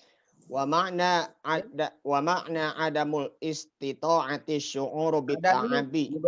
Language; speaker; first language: Arabic; non-native, learner; Indonesian